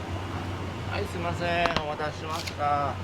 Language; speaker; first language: Japanese; native; Japanese